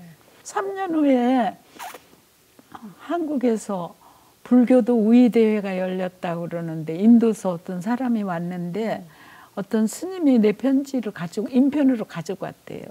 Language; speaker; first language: Korean; native; Korean